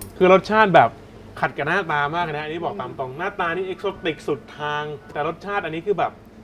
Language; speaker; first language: Thai; native; Thai